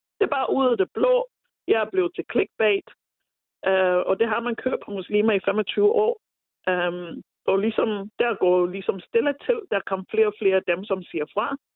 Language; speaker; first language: Danish; non-native, fluent; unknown